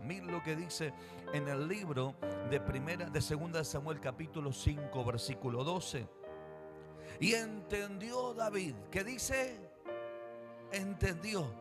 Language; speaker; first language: Spanish; native; Spanish